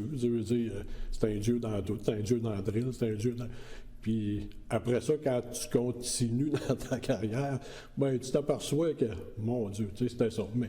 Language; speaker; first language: French; native; French